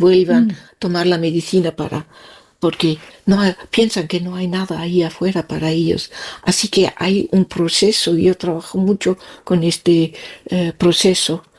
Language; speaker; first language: Spanish; non-native, learner; Danish